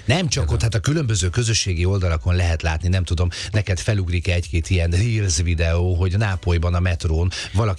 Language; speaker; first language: Hungarian; native; Hungarian